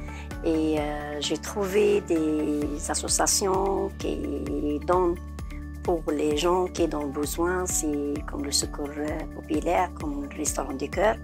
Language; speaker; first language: French; non-native, learner; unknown